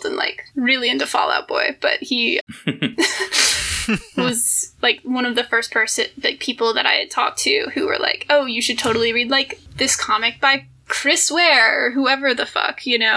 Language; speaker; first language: English; native; English